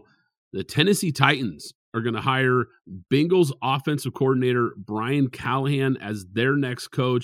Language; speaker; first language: English; native; English